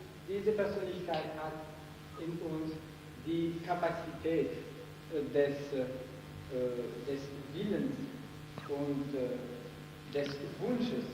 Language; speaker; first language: German; non-native, fluent; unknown